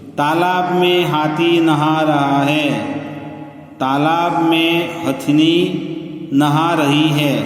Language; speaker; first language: Hindi; non-native, local second language; Gujarati